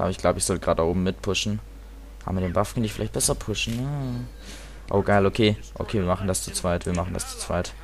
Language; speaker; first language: German; native; German